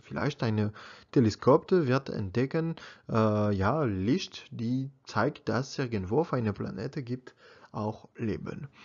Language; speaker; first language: German; non-native, learner; French